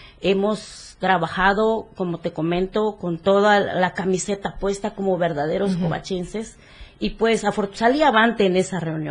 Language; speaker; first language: Spanish; native; Spanish